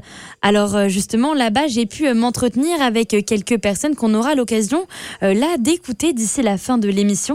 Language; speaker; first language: French; native; French